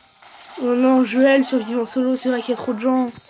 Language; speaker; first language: French; native; French